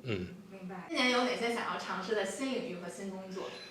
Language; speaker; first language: Chinese; native; Chinese